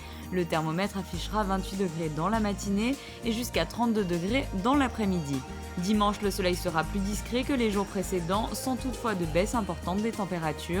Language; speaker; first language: French; native; French